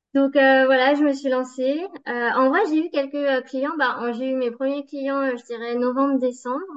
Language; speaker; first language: French; native; French